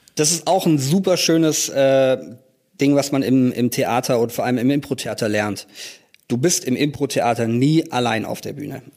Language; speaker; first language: German; native; German